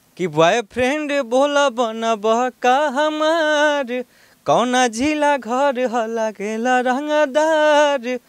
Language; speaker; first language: Hindi; non-native, local second language; Bhojpuri